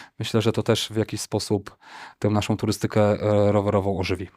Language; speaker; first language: Polish; native; Polish